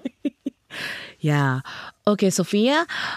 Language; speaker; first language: English; non-native, learner; Japanese